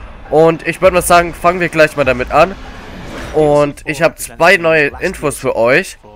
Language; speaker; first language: German; native; German